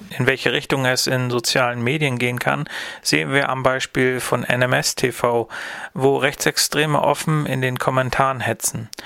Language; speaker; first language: German; native; German